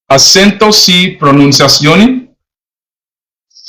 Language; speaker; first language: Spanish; non-native, learner; English